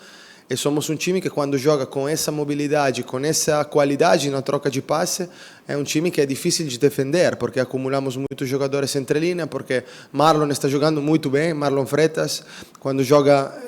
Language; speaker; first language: Portuguese; non-native, fluent; Italian